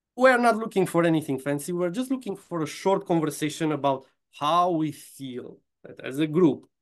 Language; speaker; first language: English; non-native, fluent; Romanian